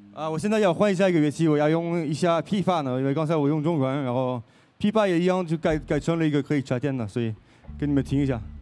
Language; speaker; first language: Chinese; non-native, fluent; French